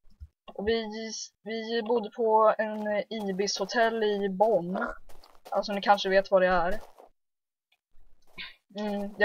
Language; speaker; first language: Swedish; early bilingual, heritage; Swedish